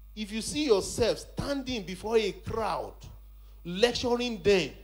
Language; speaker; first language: English; non-native, local second language; Yoruba